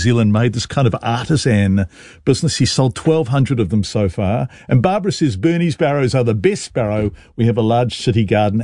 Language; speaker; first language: English; native; English